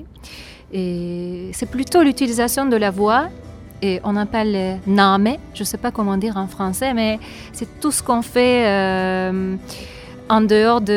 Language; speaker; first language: French; non-native, fluent; Turkish